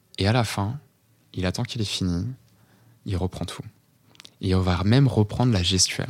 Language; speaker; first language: French; early bilingual, other home language; Portuguese